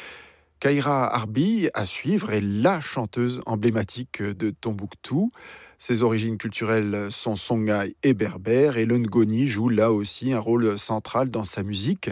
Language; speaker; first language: French; native; French